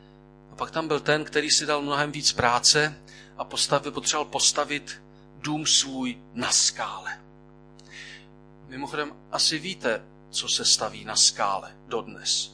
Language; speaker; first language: Czech; native; Czech